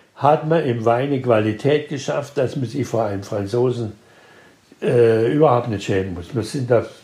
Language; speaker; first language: German; native; German